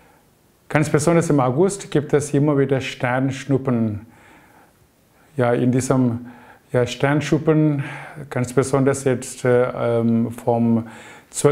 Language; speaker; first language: German; non-native, fluent; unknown